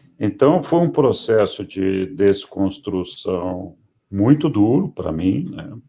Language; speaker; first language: Portuguese; early bilingual, other home language; Spanish